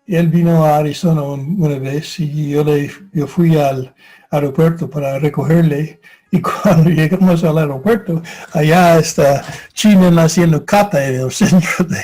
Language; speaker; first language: Spanish; non-native, fluent; English